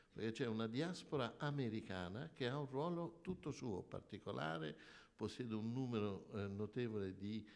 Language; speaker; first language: Italian; native; Italian